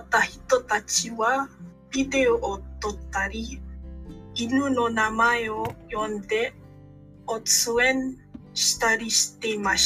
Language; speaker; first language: Japanese; non-native, learner; Malay